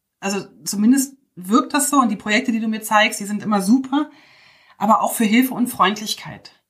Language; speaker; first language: German; native; German